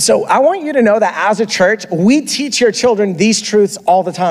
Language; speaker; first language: English; early bilingual, other home language; Spanish